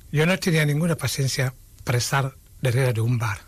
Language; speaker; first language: Catalan; non-native, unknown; Wolof